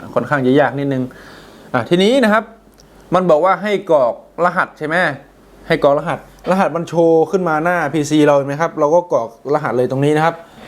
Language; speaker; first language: Thai; native; Thai